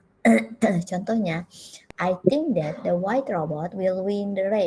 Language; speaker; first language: English; non-native, fluent; Indonesian